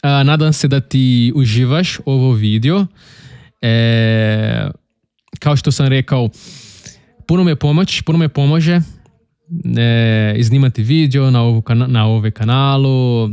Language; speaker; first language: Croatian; non-native, learner; Portuguese